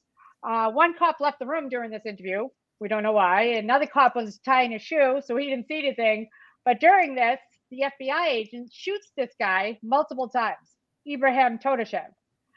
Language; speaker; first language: English; native; English